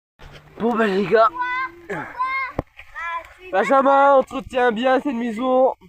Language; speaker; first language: French; native; French